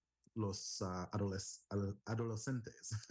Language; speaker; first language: Spanish; non-native, learner; English